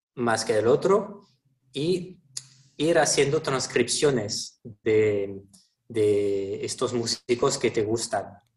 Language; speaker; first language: Spanish; non-native, fluent; French